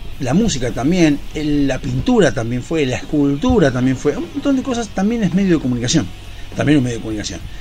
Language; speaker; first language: Spanish; native; Spanish